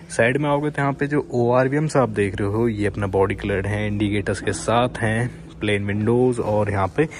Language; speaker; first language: Hindi; native; Hindi